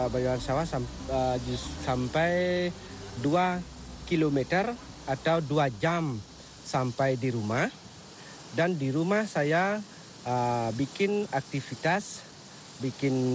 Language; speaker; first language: Indonesian; non-native, local second language; Balinese